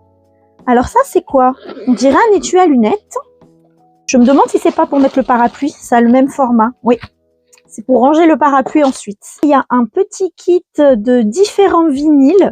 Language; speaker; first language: French; native; French